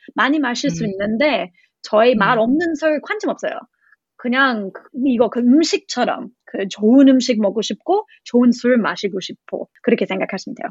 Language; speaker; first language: Korean; non-native, learner; English